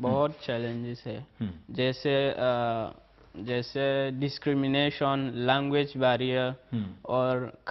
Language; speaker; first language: Hindi; non-native, learner; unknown